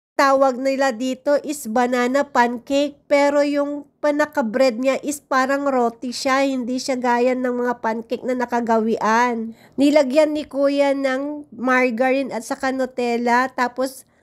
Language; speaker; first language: Filipino; non-native, local second language; Iloko